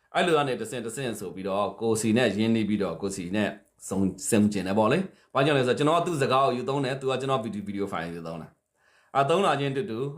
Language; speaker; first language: Burmese; native; Burmese